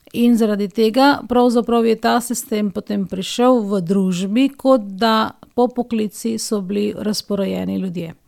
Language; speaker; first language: Slovenian; non-native, fluent; Hindi